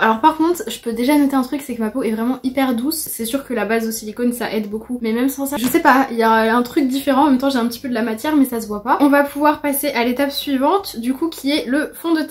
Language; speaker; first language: French; native; French